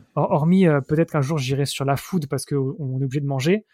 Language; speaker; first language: French; native; French